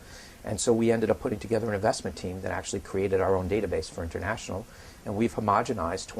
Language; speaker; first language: English; native; English